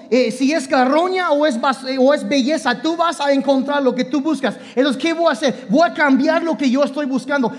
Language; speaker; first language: Spanish; non-native, fluent; English